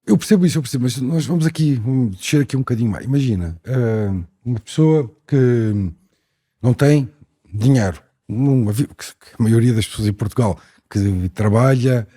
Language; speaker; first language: Portuguese; native; Portuguese